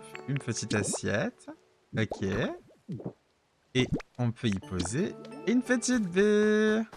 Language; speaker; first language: French; native; French